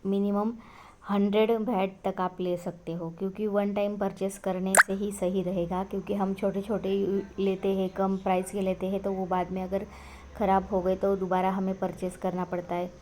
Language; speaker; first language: Hindi; non-native, local second language; Marathi